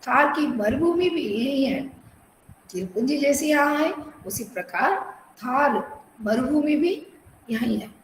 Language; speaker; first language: Hindi; non-native, local second language; Telugu